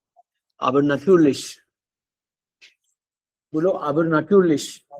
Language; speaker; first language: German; non-native, fluent; Hindi